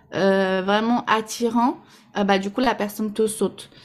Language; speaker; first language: French; non-native, fluent; Portuguese